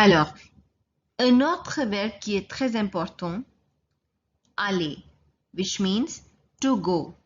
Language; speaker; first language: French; non-native, fluent; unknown